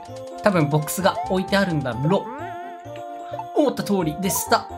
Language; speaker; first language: Japanese; native; Japanese